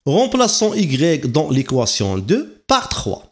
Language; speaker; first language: French; non-native, local second language; Arabic